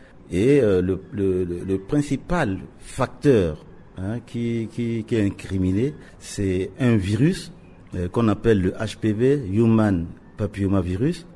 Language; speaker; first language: French; non-native, local second language; Sango